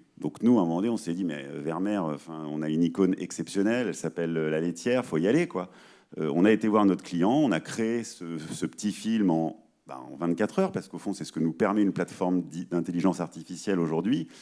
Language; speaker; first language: French; native; French